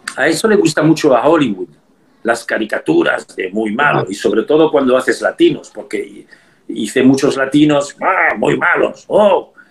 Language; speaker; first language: Spanish; early bilingual, heritage; Spanish